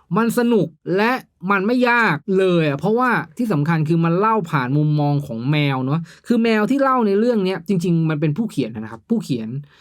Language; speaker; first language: Thai; native; Thai